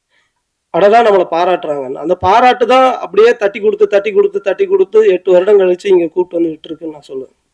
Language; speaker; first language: Tamil; native; Tamil